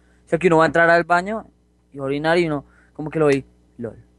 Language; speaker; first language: Spanish; native; Spanish